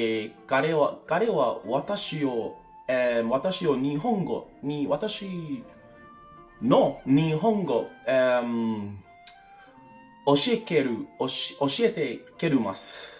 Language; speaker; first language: Japanese; non-native, learner; English